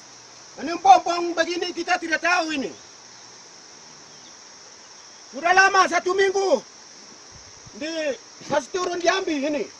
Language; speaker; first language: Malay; non-native, local second language; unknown